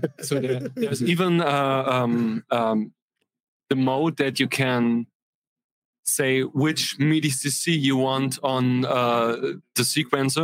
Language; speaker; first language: English; non-native, fluent; German